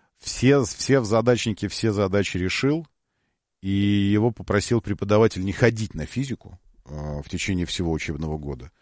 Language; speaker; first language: Russian; native; Russian